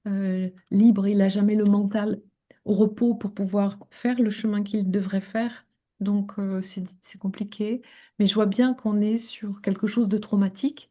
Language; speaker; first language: French; native; French